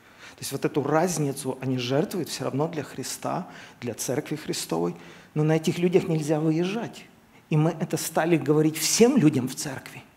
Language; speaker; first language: Russian; native; Russian